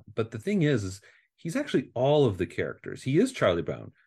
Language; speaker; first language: English; native; English